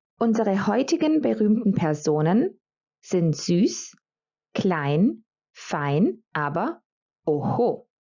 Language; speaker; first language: German; non-native, fluent; Croatian